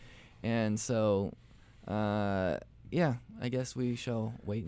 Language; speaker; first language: English; native; English